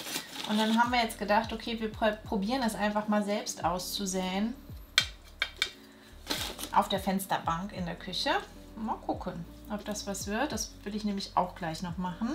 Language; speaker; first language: German; native; German